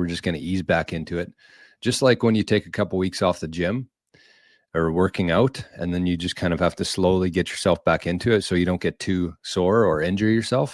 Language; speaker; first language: English; native; English